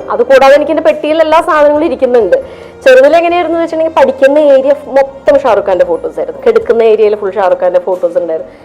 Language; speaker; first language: Malayalam; early bilingual, heritage; Malayalam